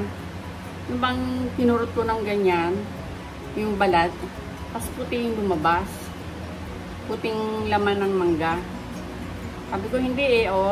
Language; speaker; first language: Filipino; native; Filipino